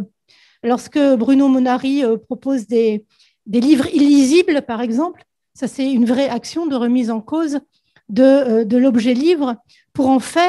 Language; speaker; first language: French; native; French